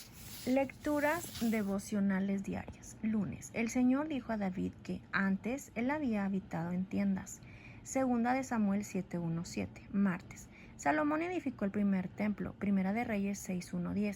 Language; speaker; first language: Spanish; native; Spanish